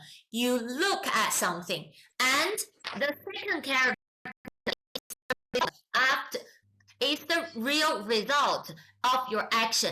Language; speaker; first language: English; non-native, fluent; Chinese